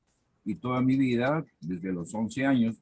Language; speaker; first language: Spanish; native; Spanish